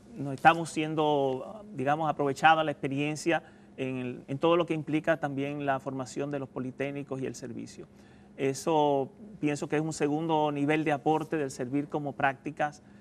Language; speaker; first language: Spanish; native; Spanish